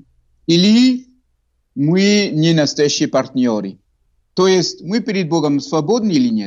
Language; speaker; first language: Russian; non-native, fluent; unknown